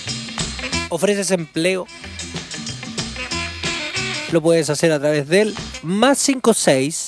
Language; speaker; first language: Spanish; native; Spanish